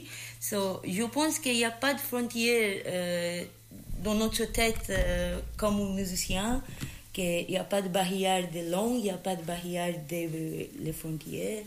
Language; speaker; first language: French; non-native, fluent; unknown